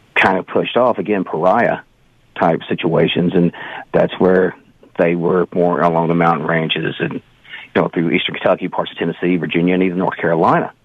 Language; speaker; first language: English; native; English